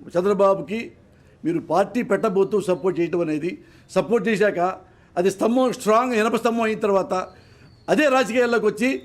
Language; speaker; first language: Telugu; native; Telugu